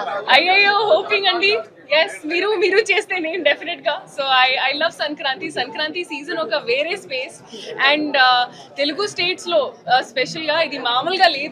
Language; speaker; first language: Telugu; non-native, local second language; Hindi